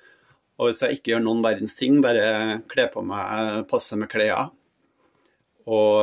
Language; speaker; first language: Norwegian; native; Norwegian